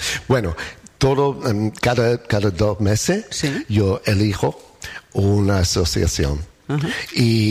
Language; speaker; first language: Spanish; non-native, learner; English